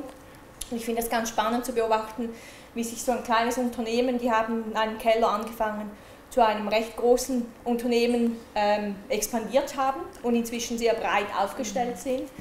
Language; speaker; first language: German; native; German